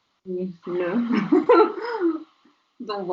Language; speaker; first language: French; non-native, fluent; Spanish